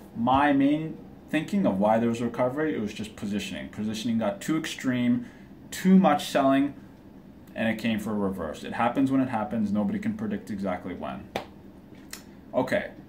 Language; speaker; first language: English; early bilingual, other home language; Japanese